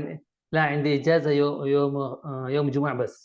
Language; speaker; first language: Arabic; non-native, learner; Malayalam